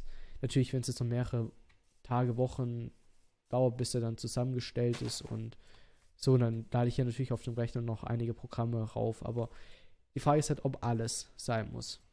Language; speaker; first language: German; native; German